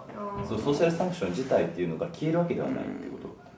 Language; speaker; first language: Japanese; native; Japanese